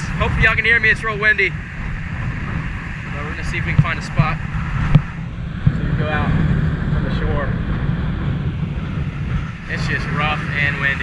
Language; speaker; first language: English; native; English